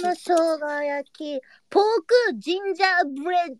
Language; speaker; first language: Japanese; native; Japanese